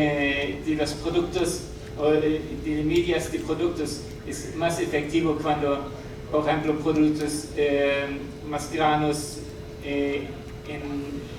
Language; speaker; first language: Spanish; non-native, learner; German